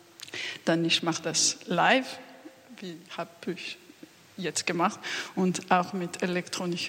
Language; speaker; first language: German; non-native, learner; French